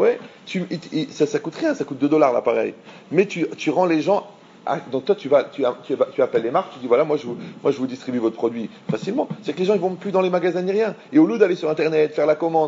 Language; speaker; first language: French; native; French